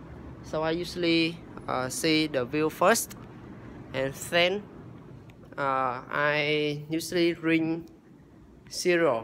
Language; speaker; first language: English; non-native, learner; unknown